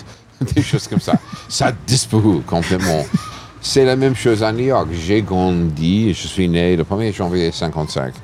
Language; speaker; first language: French; non-native, fluent; English